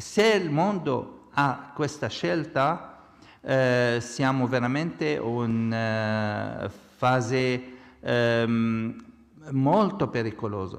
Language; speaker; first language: Italian; non-native, fluent; Arabic